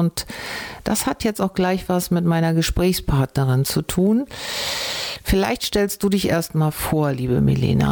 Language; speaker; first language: German; native; German